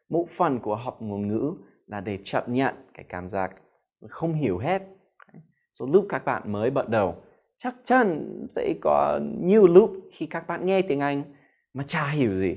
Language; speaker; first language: Vietnamese; non-native, fluent; English